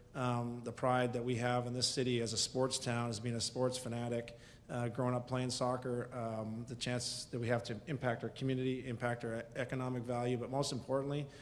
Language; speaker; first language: English; native; English